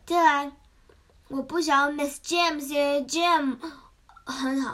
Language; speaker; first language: Chinese; early bilingual, heritage; Chinese